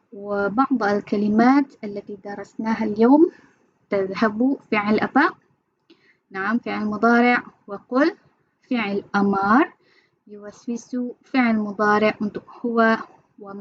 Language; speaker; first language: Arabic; non-native, fluent; Malay